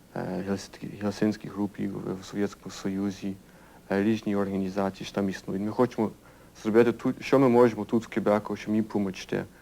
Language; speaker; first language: Ukrainian; early bilingual, heritage; Ukrainian